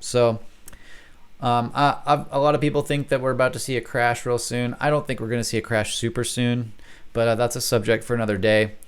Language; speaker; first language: English; native; English